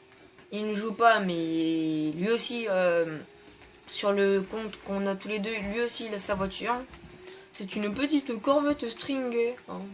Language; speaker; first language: French; native; French